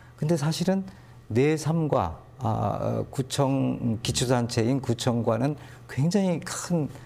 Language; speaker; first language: Korean; native; Korean